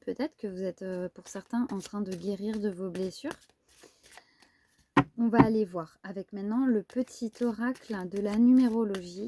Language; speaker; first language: French; native; French